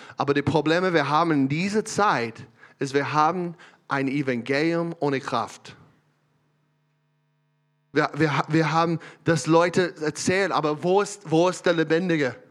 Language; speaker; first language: German; non-native, learner; English